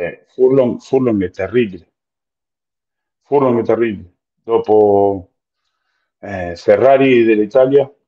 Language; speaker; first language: Italian; non-native, fluent; Spanish